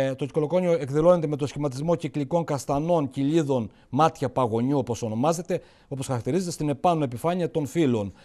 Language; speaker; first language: Greek; native; Greek